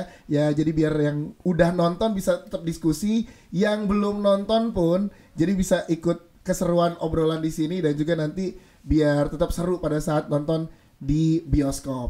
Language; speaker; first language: Indonesian; native; Indonesian